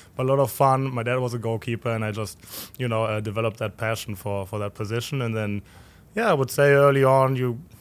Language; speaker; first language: English; non-native, fluent; German